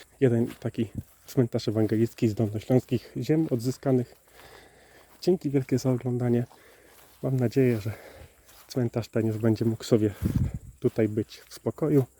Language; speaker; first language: Polish; native; Polish